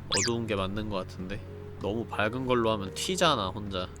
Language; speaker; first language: Korean; native; Korean